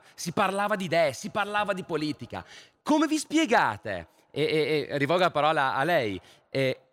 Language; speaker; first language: Italian; native; Italian